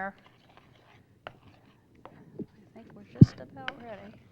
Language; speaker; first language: English; native; English